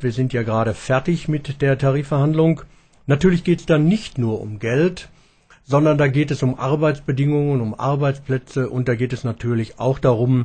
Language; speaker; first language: German; native; German